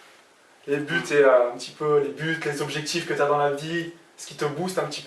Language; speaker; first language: French; native; French